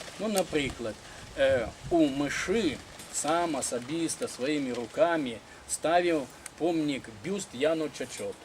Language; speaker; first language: Belarusian; native; Belarusian